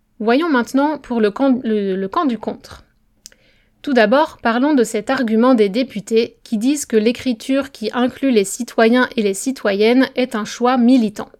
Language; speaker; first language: French; native; French